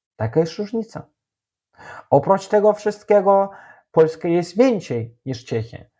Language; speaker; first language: Polish; non-native, fluent; Azerbaijani